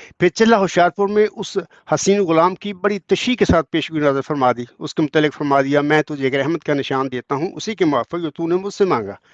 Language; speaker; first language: Urdu; non-native, local second language; Punjabi